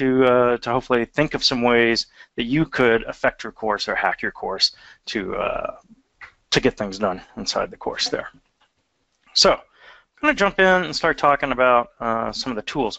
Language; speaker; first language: English; native; English